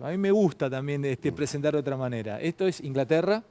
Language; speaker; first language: Spanish; native; Spanish